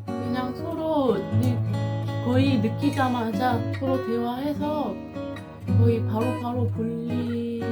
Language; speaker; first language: Korean; non-native, fluent; French